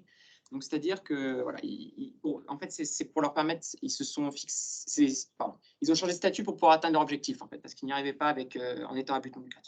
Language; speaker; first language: French; native; French